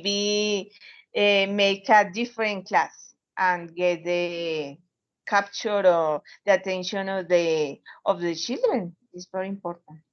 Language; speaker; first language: English; non-native, learner; Spanish